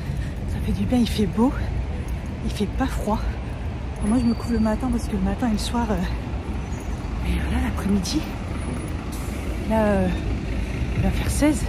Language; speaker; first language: French; native; French